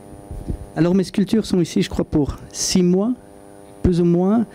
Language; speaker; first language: French; non-native, local second language; Dutch